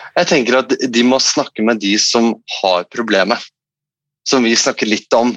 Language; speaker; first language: Norwegian; non-native, fluent; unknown